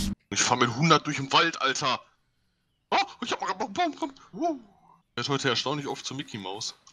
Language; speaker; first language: German; native; German